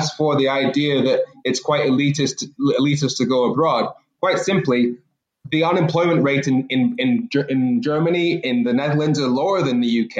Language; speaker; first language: English; native; English